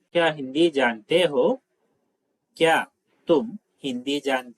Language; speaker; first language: Hindi; non-native, local second language; Telugu